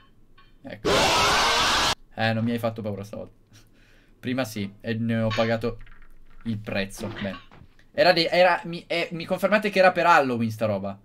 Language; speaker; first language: Italian; native; Italian